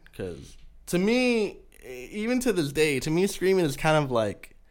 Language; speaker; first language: English; early bilingual, other home language; Spanish